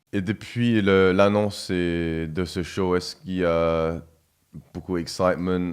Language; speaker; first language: French; non-native, fluent; English